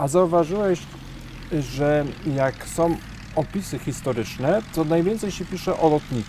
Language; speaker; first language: Polish; native; Polish